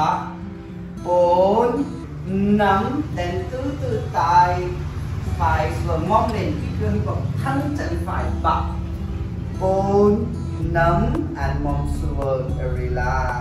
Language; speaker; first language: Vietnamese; non-native, learner; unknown